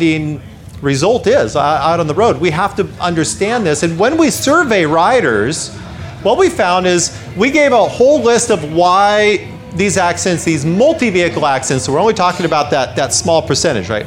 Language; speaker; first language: English; native; English